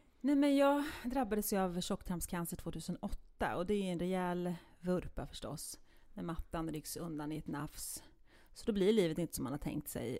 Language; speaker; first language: Swedish; native; Swedish